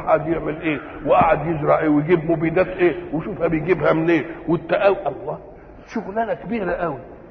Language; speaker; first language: Arabic; native; Arabic